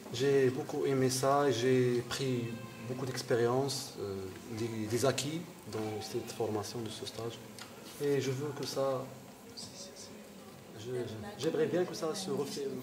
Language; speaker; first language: French; non-native, local second language; Arabic